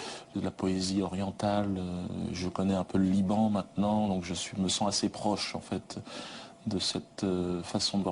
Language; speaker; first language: French; native; French